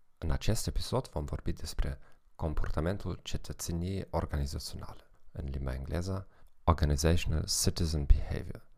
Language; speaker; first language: Romanian; non-native, learner; German